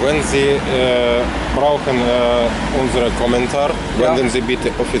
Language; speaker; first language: German; non-native, fluent; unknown